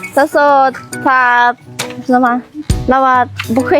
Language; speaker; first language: Chinese; non-native, learner; Lao